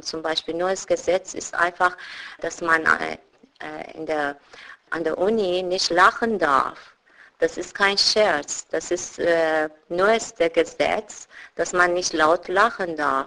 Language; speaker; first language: German; non-native, fluent; Persian